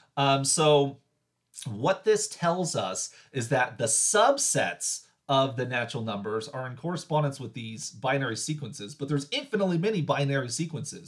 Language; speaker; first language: English; native; English